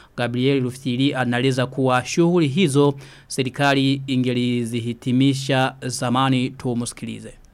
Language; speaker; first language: Swahili; non-native, local second language; Rundi